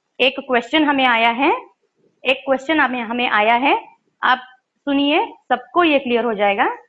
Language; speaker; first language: Hindi; non-native, local second language; Marathi